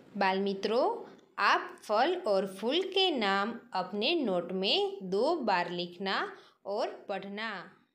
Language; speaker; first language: Hindi; non-native, local second language; Gujarati